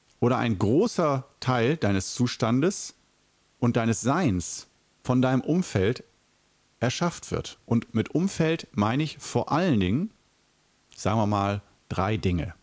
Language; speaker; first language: German; native; German